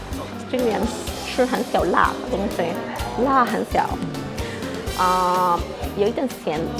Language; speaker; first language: Chinese; early bilingual, heritage; Chinese